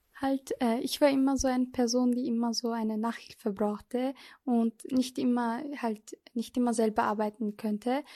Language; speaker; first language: German; non-native, local second language; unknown